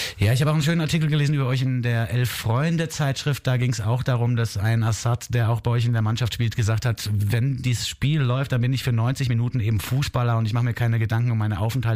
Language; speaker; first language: German; native; German